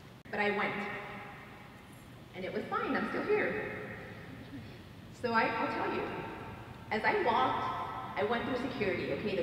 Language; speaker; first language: English; early bilingual, other home language; Spanish